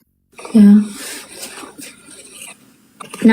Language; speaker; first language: Indonesian; non-native, learner; Vietnamese